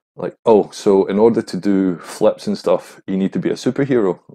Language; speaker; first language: English; native; English